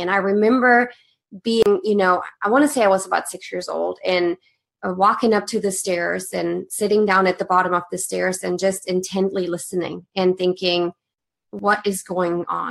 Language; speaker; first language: English; non-native, fluent; German